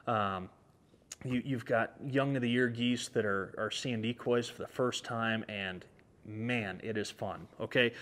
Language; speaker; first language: English; native; English